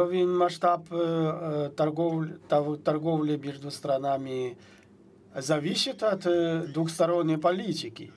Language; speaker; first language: Russian; non-native, fluent; Chinese